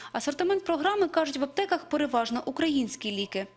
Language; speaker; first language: Ukrainian; native; Ukrainian